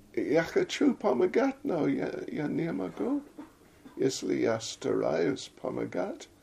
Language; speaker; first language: Russian; non-native, fluent; English